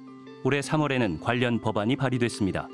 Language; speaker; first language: Korean; native; Korean